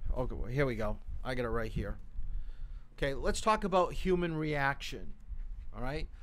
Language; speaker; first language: English; native; English